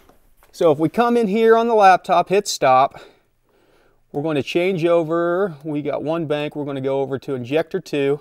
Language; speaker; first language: English; native; English